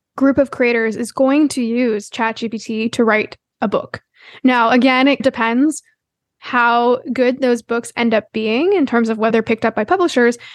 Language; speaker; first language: English; native; English